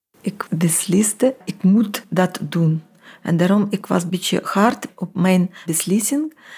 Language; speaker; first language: Dutch; non-native, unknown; Russian